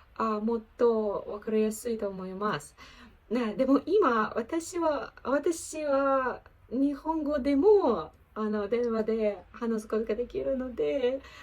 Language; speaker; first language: Japanese; non-native, learner; Ukrainian